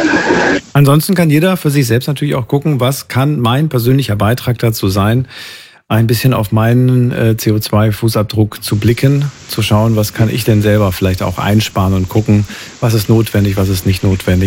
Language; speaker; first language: German; native; German